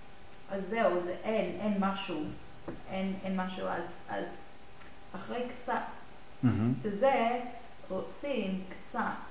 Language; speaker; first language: Hebrew; non-native, learner; English